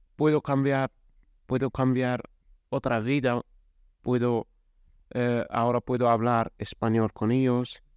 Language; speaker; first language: Spanish; non-native, learner; Arabic